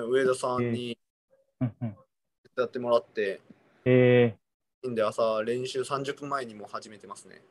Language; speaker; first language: Japanese; non-native, fluent; Korean